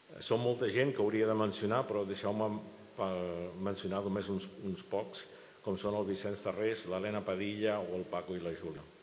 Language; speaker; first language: Catalan; native; Catalan